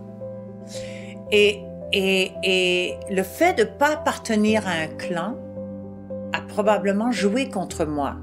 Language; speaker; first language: French; native; French